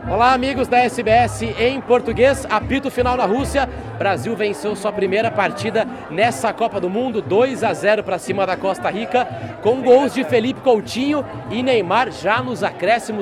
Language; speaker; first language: Portuguese; native; Portuguese